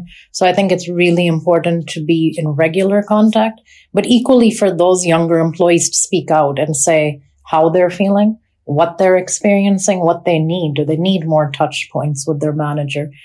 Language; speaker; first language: English; non-native, local second language; Urdu